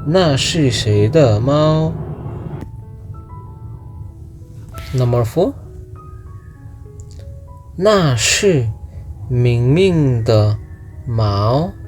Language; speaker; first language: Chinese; non-native, fluent; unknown